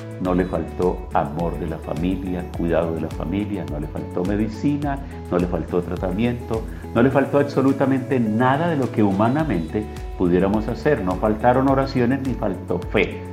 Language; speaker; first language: Spanish; native; Spanish